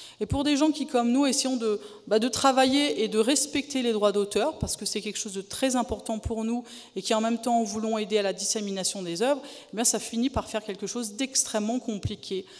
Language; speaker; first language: French; native; French